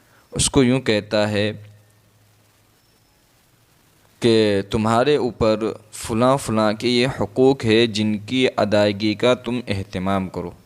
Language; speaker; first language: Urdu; non-native, local second language; Gujarati